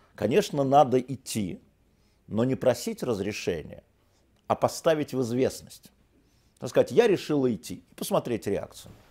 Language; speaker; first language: Russian; native; Russian